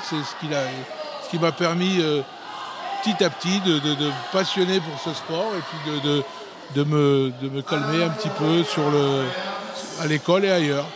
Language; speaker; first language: French; early bilingual, other home language; Italian